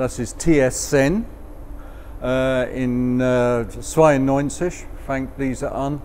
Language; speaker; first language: German; non-native, fluent; English